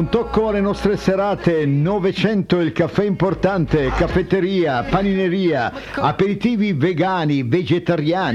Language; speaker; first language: Italian; native; Italian